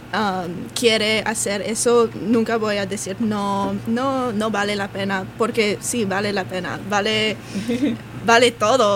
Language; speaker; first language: Spanish; non-native, learner; English